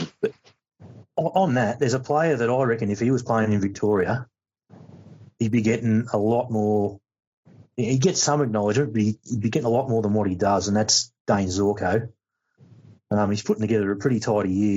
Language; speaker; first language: English; native; English